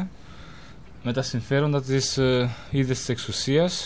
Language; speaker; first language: Greek; non-native, fluent; Albanian